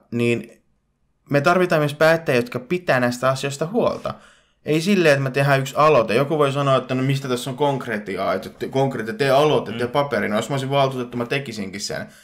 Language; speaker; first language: Finnish; early bilingual, other home language; Punjabi